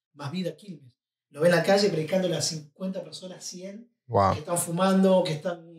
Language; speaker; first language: Spanish; native; Spanish